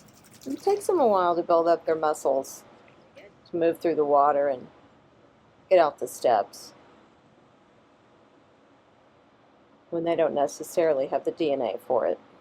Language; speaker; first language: English; native; English